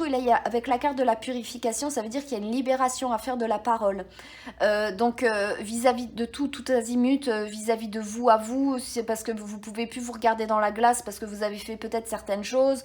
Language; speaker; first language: French; native; French